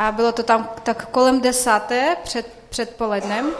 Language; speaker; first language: Czech; non-native, fluent; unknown